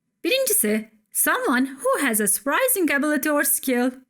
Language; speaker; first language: English; non-native, fluent; Turkish